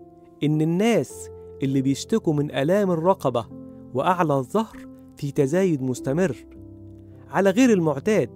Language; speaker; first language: Arabic; native; Arabic